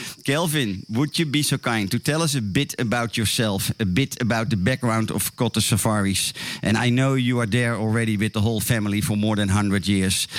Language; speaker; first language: English; non-native, fluent; Dutch